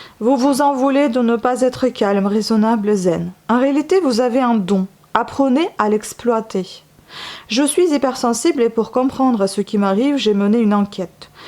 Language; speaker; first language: French; non-native, fluent; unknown